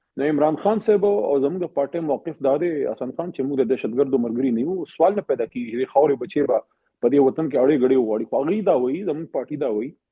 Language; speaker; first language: Pashto; native; Pashto